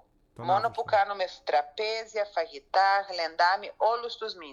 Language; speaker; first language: Greek; early bilingual, heritage; Greek